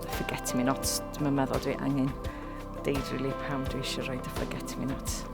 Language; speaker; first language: Welsh; non-native, local second language; English